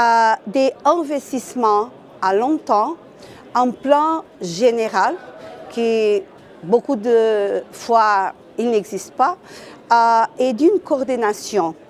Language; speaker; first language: French; non-native, fluent; Portuguese